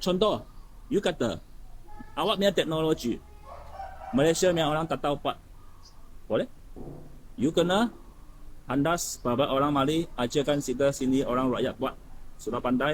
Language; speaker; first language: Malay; non-native, local second language; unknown